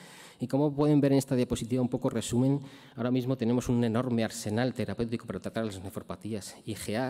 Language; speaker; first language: Spanish; native; Spanish